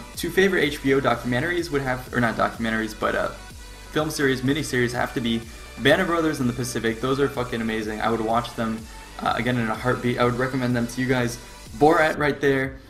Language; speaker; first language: English; native; English